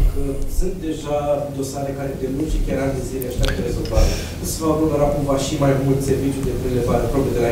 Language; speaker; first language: Romanian; native; Romanian